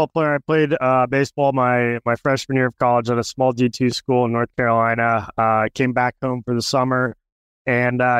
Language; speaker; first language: English; native; English